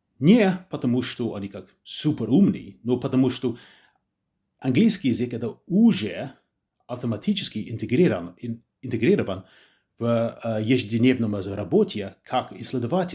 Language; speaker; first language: Russian; non-native, fluent; English